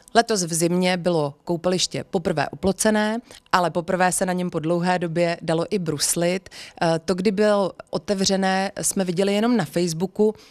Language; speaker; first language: Czech; native; Czech